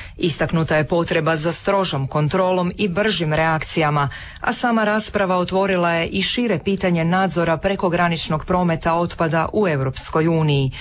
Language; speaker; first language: Croatian; native; Croatian